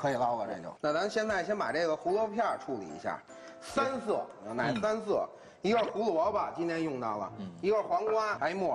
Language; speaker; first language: Chinese; native; Chinese